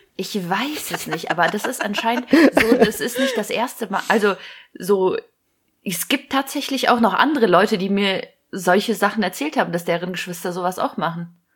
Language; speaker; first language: German; native; German